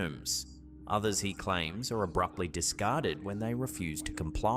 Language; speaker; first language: English; native; English